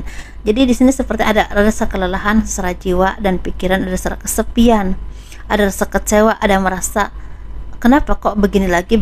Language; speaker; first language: Indonesian; native; Indonesian